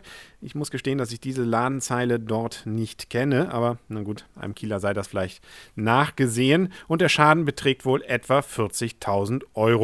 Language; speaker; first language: German; native; German